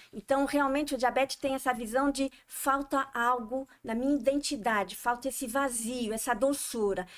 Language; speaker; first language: Portuguese; non-native, fluent; French